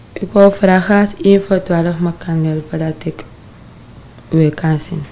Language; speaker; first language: Dutch; non-native, local second language; Sranan Tongo